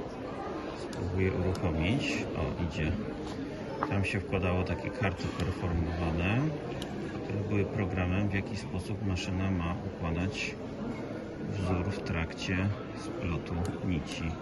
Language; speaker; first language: Polish; native; Polish